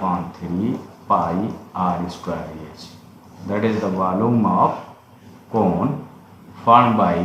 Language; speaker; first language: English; non-native, local second language; Hindi